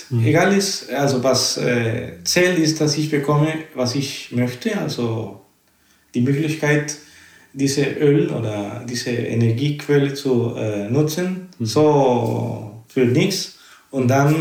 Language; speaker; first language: German; non-native, fluent; Spanish